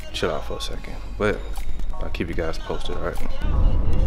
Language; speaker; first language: English; native; English